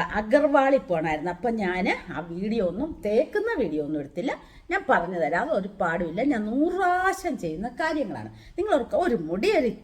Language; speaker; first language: Malayalam; native; Malayalam